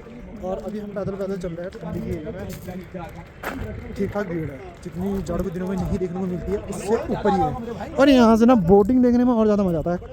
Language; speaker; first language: Hindi; native; Hindi